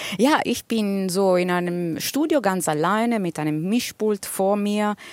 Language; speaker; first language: German; non-native, fluent; Italian